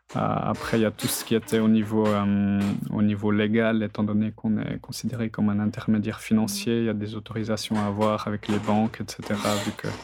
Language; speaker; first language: French; native; French